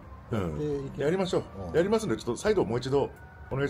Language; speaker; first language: Japanese; native; Japanese